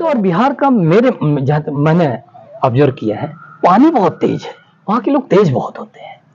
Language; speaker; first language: Hindi; native; Hindi